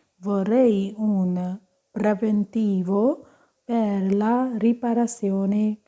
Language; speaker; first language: Italian; non-native, fluent; Punjabi